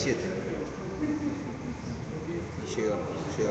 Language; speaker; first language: Spanish; native; Spanish